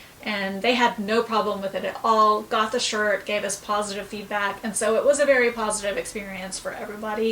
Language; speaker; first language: English; native; English